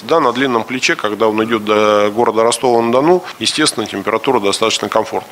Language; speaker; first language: Russian; native; Russian